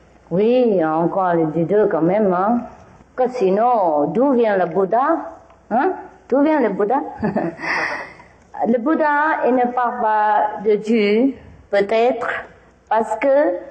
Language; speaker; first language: French; non-native, learner; Vietnamese